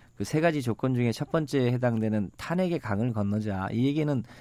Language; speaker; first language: Korean; native; Korean